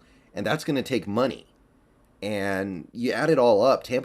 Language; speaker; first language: English; native; English